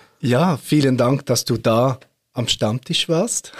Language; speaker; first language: German; native; German